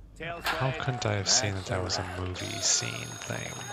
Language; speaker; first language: English; native; English